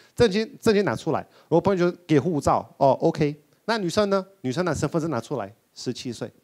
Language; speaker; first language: Chinese; non-native, fluent; Portuguese